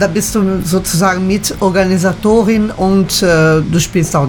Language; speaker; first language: German; native; German